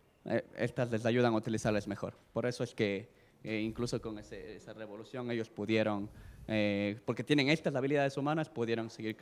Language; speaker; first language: Spanish; native; Spanish